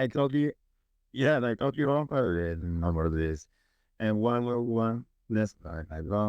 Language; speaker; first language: English; non-native, learner; Spanish